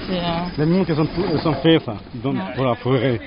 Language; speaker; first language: French; non-native, learner; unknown